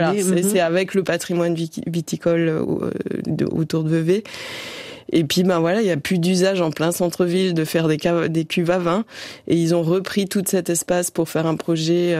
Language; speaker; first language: French; native; French